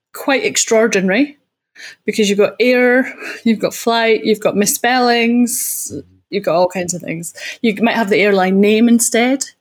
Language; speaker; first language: English; native; English